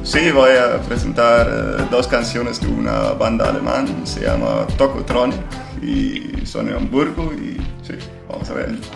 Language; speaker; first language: Spanish; non-native, fluent; German